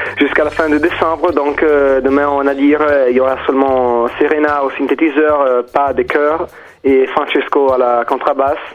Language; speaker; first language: French; non-native, local second language; Italian